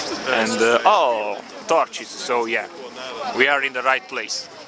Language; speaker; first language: English; non-native, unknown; Italian